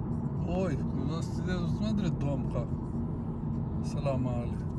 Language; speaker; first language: Russian; non-native, learner; Turkish